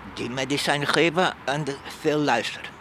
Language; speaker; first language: Dutch; non-native, fluent; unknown